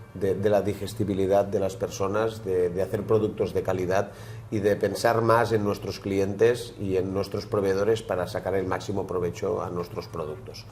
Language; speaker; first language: Spanish; native; Spanish